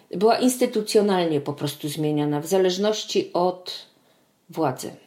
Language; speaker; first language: Polish; native; Polish